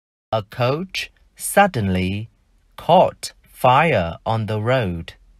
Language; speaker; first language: English; non-native, fluent; Vietnamese